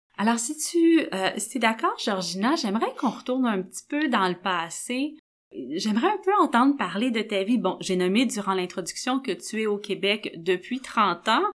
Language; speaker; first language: French; native; French